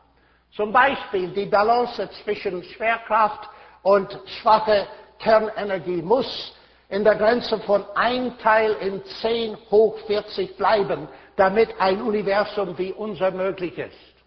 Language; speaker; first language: German; non-native, fluent; English